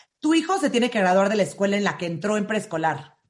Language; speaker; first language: Spanish; native; Spanish